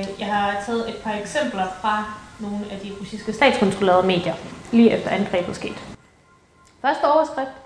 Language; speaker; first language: Danish; early bilingual, other home language; Ukrainian